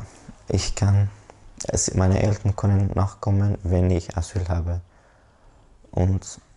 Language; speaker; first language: German; non-native, learner; Persian